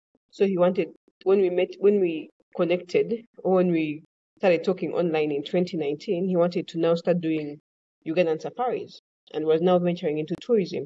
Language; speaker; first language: English; non-native, local second language; Ganda